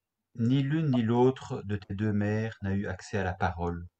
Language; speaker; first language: French; native; French